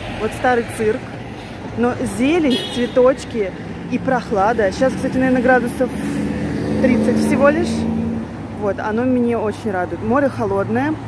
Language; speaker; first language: Russian; native; Russian